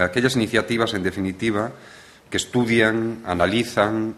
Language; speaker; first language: Spanish; native; Spanish